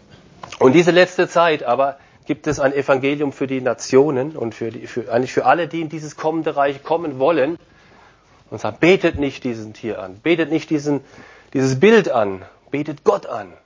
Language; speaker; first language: German; non-native, fluent; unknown